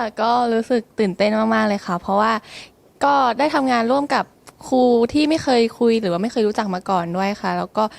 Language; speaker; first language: Thai; native; Thai